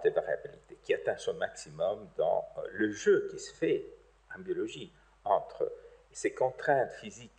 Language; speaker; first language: French; native; French